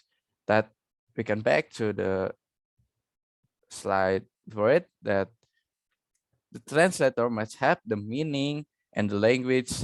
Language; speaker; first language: English; non-native, learner; Indonesian